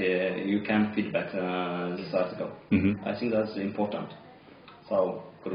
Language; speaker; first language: English; non-native, learner; Azerbaijani